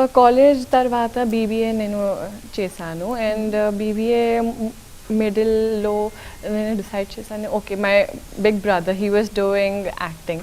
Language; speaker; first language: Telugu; non-native, local second language; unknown